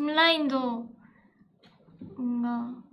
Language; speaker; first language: Korean; non-native, fluent; Japanese